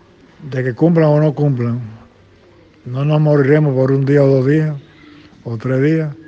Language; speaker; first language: Spanish; native; Spanish